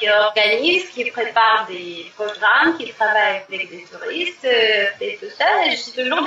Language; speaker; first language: French; non-native, fluent; Russian